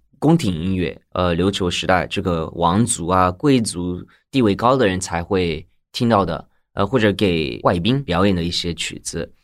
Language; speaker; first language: Chinese; non-native, fluent; Japanese